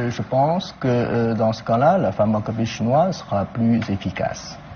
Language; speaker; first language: French; non-native, fluent; Chinese